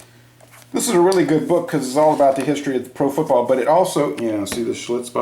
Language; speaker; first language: English; native; English